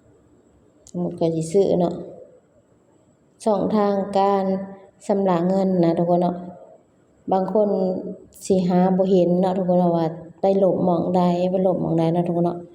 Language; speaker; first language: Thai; non-native, local second language; Lao